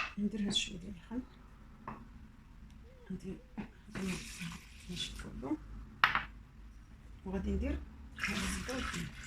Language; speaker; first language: Arabic; native; Arabic